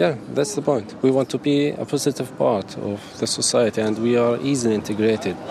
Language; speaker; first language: English; non-native, fluent; Arabic